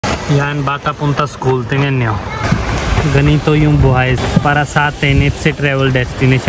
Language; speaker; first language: Filipino; non-native, learner; Hindi